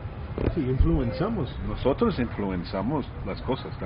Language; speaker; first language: Spanish; early bilingual, heritage; Spanish